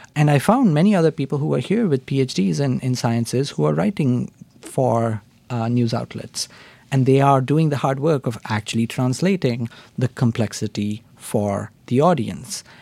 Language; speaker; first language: English; non-native, local second language; Hindi